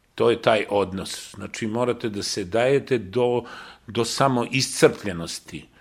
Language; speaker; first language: Serbian; native; Serbian